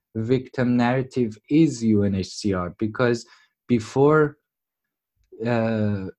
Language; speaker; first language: English; non-native, fluent; Persian